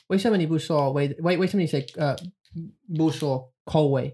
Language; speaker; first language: Chinese; non-native, learner; English